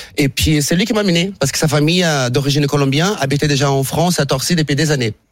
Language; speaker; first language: French; non-native, fluent; Portuguese